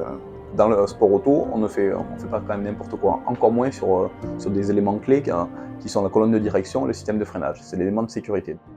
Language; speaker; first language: French; native; French